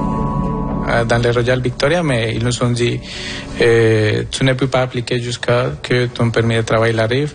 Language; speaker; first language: French; non-native, fluent; Spanish